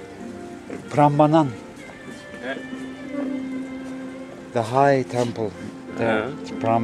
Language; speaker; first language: English; non-native, learner; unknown